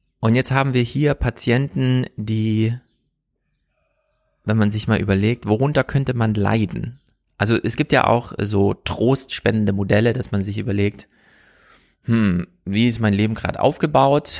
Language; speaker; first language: German; native; German